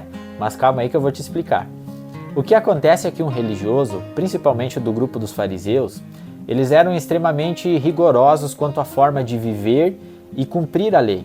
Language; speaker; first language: Portuguese; native; Portuguese